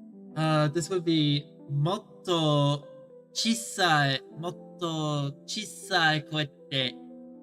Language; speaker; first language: Japanese; non-native, learner; English